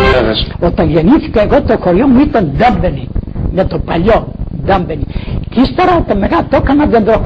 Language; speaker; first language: Greek; non-native, local second language; Macedonian